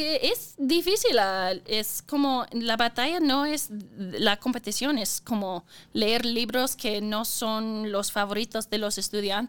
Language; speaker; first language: Spanish; non-native, fluent; English